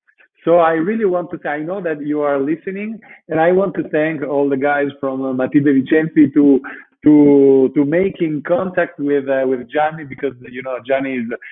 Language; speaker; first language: English; non-native, fluent; Italian